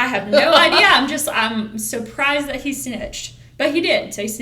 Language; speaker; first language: English; native; English